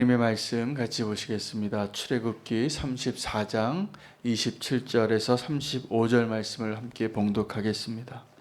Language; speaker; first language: Korean; native; Korean